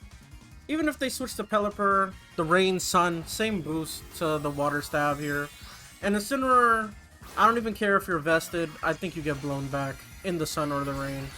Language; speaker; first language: English; native; English